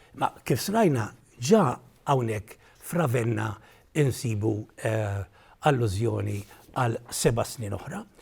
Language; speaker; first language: Maltese; native; Maltese